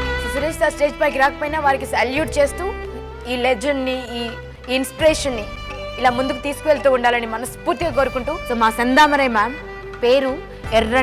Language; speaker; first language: Telugu; native; Telugu